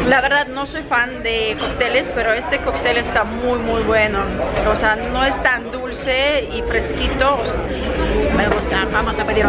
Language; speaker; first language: Spanish; non-native, learner; Russian